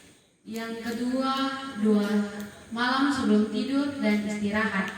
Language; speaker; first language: Indonesian; native; Indonesian